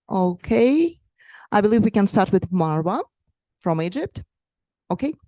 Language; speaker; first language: English; non-native, fluent; Russian